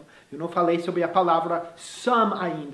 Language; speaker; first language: Portuguese; non-native, fluent; English